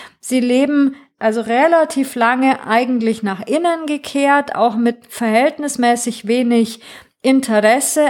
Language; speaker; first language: German; non-native, fluent; Greek